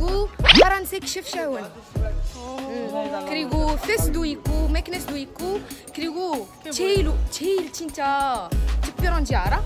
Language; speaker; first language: Korean; non-native, fluent; Arabic